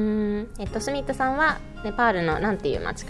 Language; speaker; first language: Japanese; native; Japanese